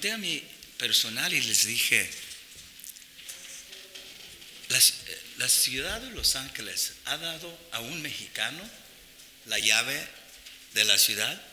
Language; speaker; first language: Spanish; non-native, fluent; English